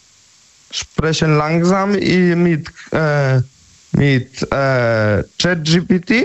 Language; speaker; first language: German; non-native, learner; Polish